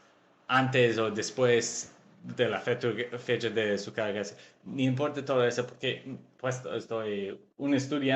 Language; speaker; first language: Spanish; non-native, fluent; English